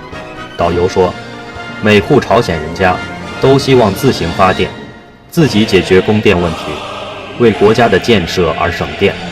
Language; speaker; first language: Chinese; native; Chinese